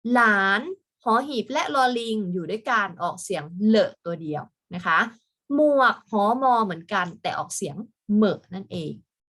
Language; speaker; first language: Thai; native; Thai